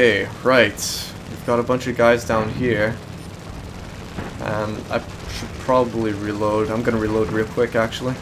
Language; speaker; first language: English; native; English